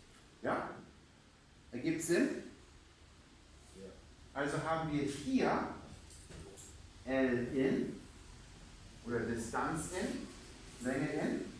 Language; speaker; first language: German; non-native, fluent; English